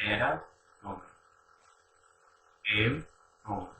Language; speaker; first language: Portuguese; non-native, learner; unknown